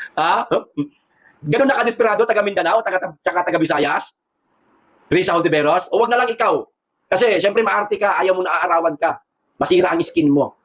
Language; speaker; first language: Filipino; non-native, local second language; Cebuano